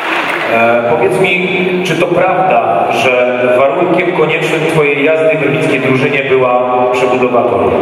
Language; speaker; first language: Polish; native; Polish